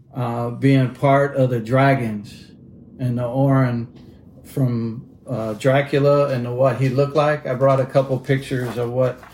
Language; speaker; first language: English; native; English